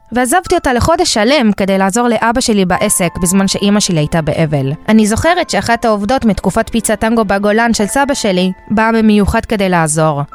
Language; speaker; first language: Hebrew; early bilingual, other home language; Spanish